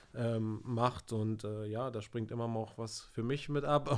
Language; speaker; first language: German; native; German